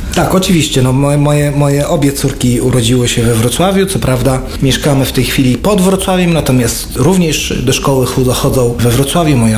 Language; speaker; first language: Polish; non-native, fluent; Arabic